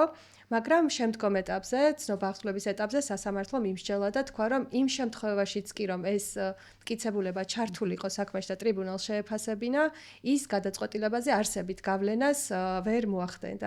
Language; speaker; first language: Georgian; native; Georgian